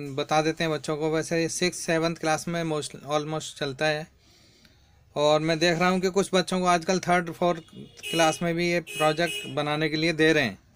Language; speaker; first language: Hindi; native; Hindi